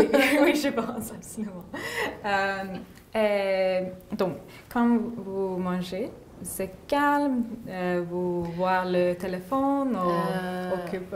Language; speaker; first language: French; non-native, learner; English